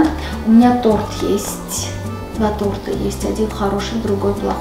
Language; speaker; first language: Russian; non-native, fluent; Armenian